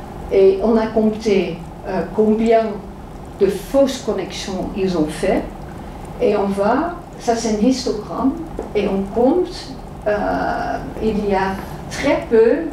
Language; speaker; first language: French; non-native, fluent; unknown